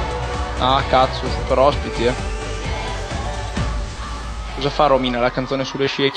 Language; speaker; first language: Italian; native; Italian